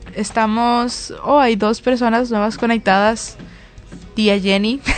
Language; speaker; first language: Spanish; early bilingual, heritage; Spanish